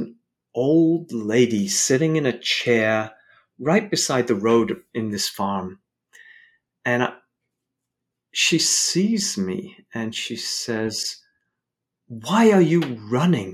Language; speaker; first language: English; native; English